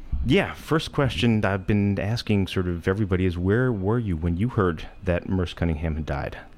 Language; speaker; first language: English; native; English